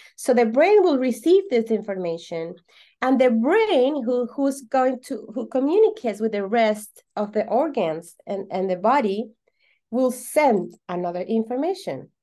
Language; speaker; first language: English; non-native, fluent; Spanish